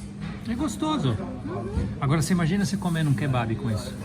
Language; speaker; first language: Portuguese; native; Portuguese